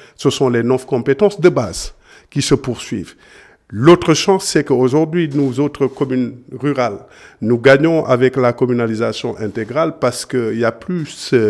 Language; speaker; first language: French; non-native, local second language; Serer